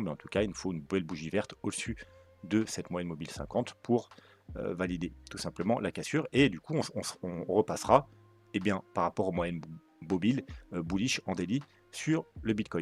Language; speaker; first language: French; native; French